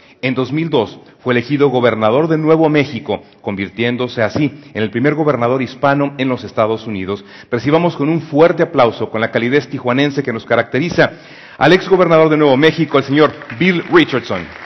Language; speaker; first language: Spanish; native; Spanish